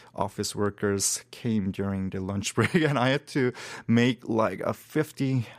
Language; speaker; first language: English; non-native, fluent; Korean